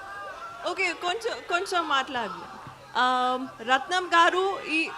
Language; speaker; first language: Telugu; non-native, learner; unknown